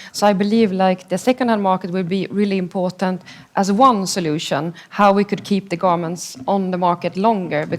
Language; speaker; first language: English; non-native, fluent; Swedish